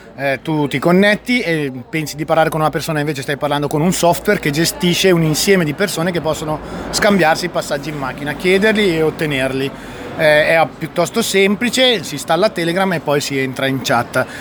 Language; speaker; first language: Italian; native; Italian